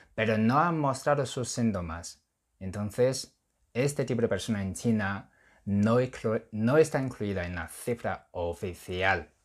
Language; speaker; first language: Spanish; non-native, fluent; Chinese